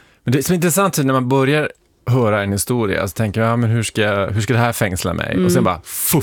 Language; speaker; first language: Swedish; native; Swedish